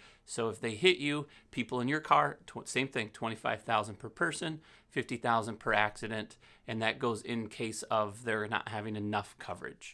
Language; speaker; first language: English; native; English